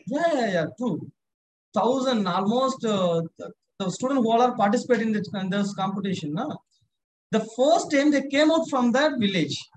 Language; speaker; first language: English; non-native, local second language; Tamil